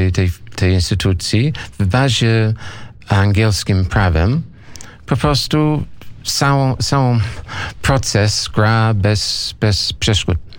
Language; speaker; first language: Polish; non-native, learner; English